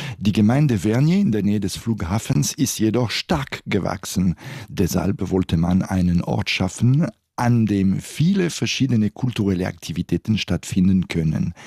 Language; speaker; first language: German; non-native, local second language; French